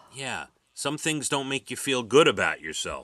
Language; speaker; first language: English; native; English